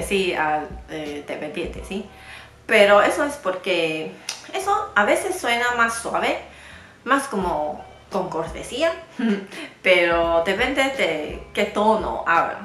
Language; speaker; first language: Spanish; non-native, fluent; Chinese